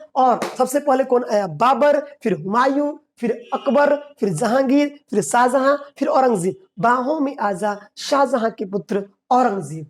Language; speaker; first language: Hindi; native; Hindi